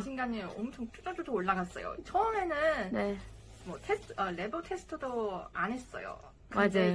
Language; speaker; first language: Korean; non-native, learner; Chinese